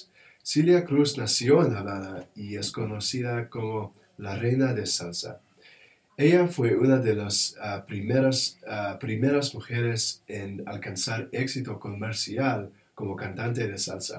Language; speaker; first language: Spanish; non-native, learner; English